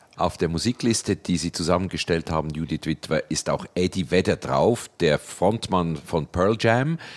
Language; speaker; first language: German; native; German